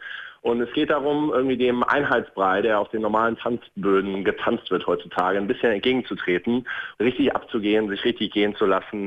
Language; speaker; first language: German; native; German